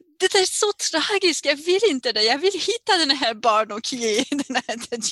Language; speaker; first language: Swedish; non-native, learner; French